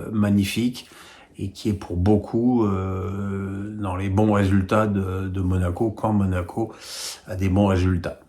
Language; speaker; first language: French; native; French